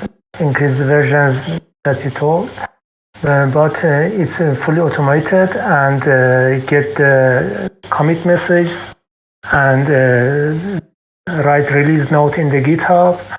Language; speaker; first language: English; non-native, fluent; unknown